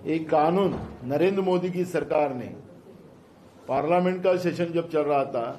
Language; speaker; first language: Hindi; non-native, local second language; Marathi